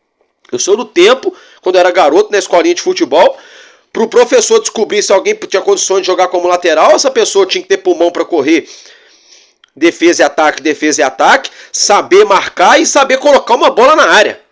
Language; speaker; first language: Portuguese; native; Portuguese